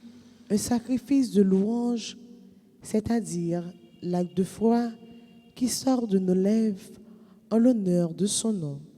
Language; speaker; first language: French; non-native, local second language; Haitian Creole